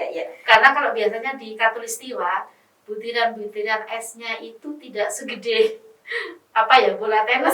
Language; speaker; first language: Indonesian; native; Indonesian